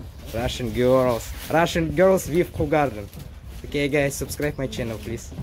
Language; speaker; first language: English; non-native, learner; Russian